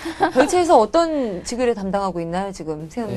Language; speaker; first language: Korean; native; Korean